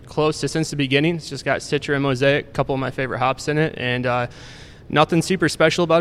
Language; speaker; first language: English; native; English